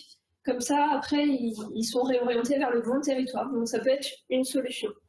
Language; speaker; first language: French; native; French